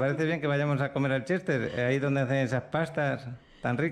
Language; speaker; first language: Spanish; native; Spanish